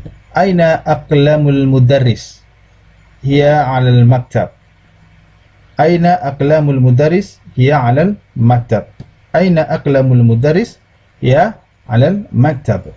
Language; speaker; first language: Arabic; non-native, fluent; Indonesian